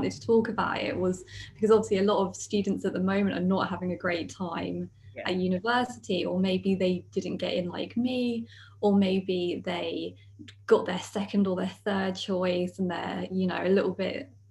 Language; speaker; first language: English; native; English